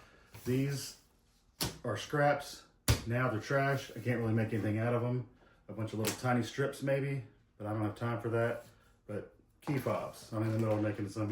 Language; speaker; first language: English; native; English